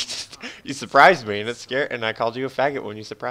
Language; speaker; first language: English; native; English